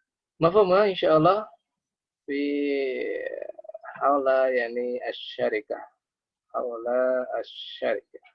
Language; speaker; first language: Arabic; non-native, fluent; Indonesian